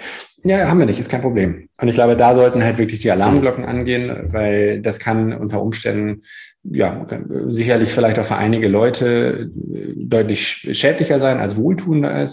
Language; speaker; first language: German; native; German